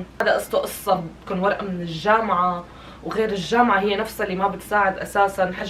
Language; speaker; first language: Arabic; native; Arabic